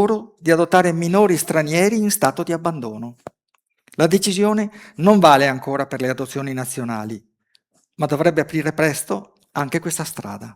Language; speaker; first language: Italian; native; Italian